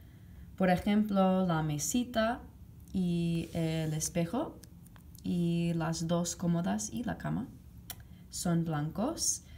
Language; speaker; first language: Spanish; non-native, fluent; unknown